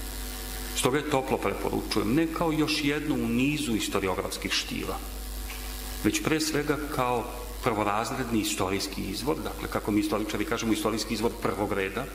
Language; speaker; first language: Serbian; native; Serbian